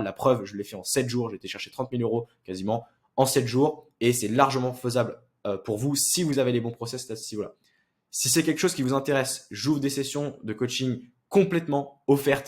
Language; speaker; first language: French; native; French